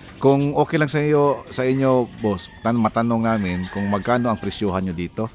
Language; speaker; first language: Filipino; non-native, local second language; Cebuano